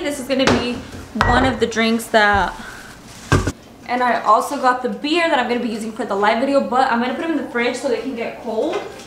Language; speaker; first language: English; early bilingual, other home language; Spanish